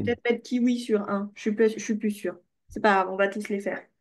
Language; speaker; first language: French; native; French